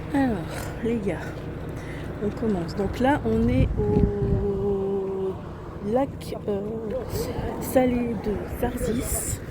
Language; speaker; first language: French; native; French